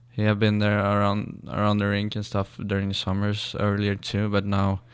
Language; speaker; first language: English; non-native, learner; Swedish